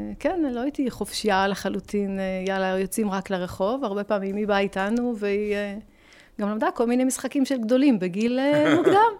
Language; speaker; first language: Hebrew; early bilingual, other home language; French